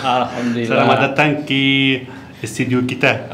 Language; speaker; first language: Indonesian; non-native, learner; Persian